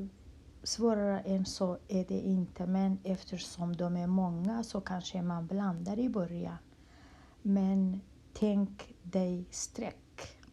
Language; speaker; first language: Swedish; non-native, local second language; Kurdish